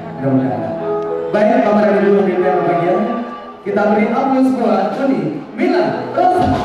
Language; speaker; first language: Indonesian; non-native, local second language; Minangkabau